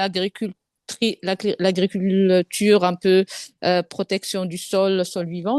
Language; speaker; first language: French; non-native, local second language; Arabic